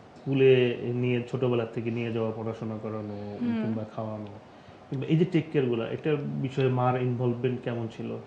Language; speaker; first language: Bangla; native; Bangla